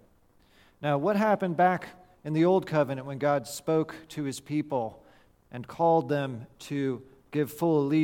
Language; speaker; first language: English; native; English